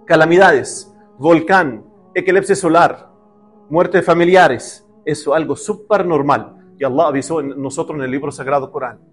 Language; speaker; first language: Spanish; non-native, learner; Arabic